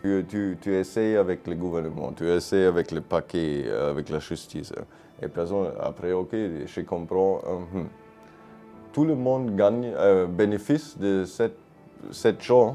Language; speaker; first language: French; non-native, learner; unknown